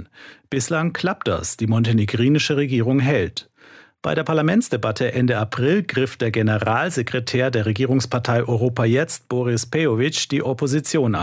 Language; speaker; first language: German; native; German